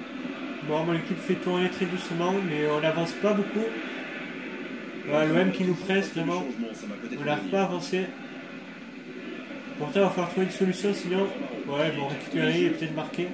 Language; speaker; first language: French; native; French